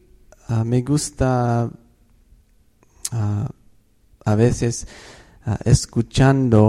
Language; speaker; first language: Spanish; non-native, fluent; English